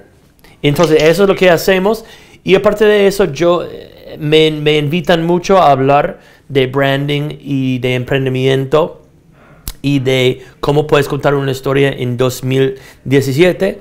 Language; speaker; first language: Spanish; non-native, fluent; English